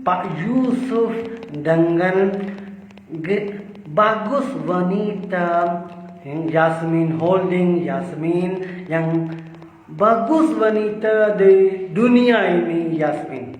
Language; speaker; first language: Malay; non-native, learner; Urdu